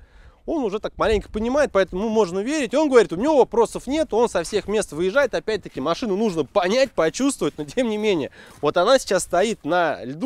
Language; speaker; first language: Russian; native; Russian